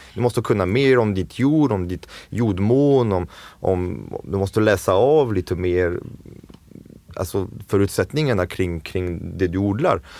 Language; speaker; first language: Swedish; non-native, fluent; French